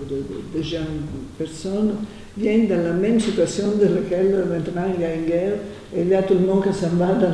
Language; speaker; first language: French; non-native, fluent; Italian